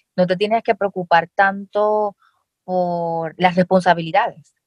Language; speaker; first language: Spanish; native; Spanish